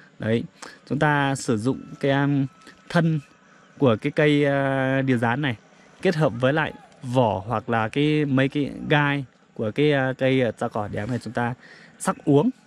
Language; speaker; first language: Vietnamese; non-native, local second language; Iu Mien